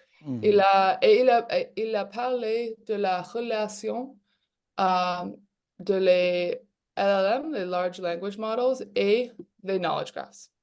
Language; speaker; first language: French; non-native, local second language; English